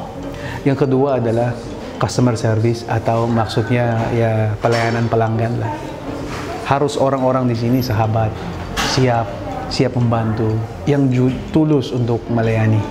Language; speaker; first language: Indonesian; non-native, fluent; Filipino